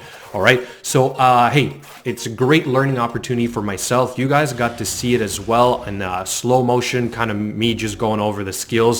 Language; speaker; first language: English; native; English